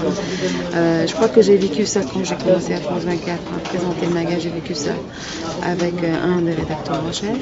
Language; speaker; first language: French; non-native, fluent; Arabic